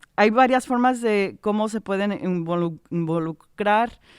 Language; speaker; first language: Spanish; early bilingual, heritage; Spanish